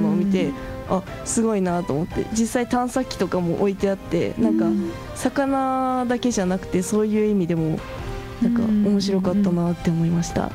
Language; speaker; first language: Japanese; native; Japanese